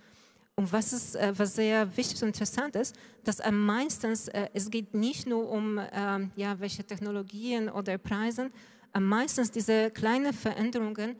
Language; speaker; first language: German; non-native, fluent; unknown